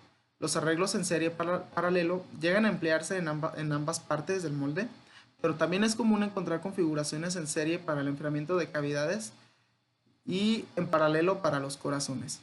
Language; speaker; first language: Spanish; native; Spanish